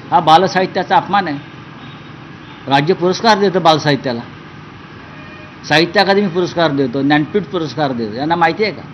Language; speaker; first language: Marathi; native; Marathi